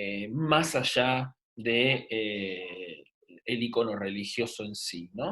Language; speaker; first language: Spanish; native; Spanish